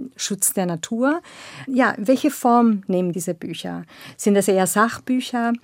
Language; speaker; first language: German; non-native, fluent; Spanish